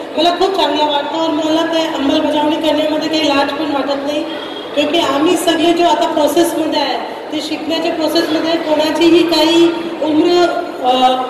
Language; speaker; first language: Marathi; non-native, fluent; Hindi